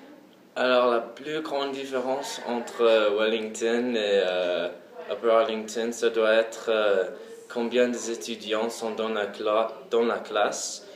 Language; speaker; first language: French; early bilingual, heritage; French